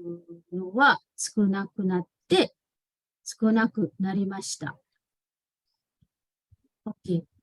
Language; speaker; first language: Japanese; non-native, fluent; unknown